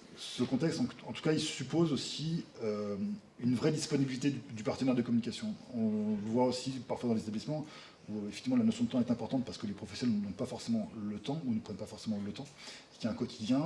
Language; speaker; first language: French; native; French